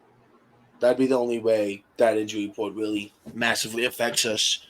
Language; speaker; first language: English; native; English